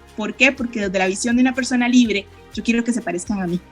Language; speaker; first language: Spanish; native; Spanish